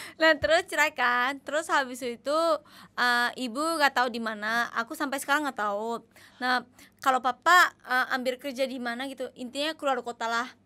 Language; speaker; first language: Indonesian; non-native, fluent; Japanese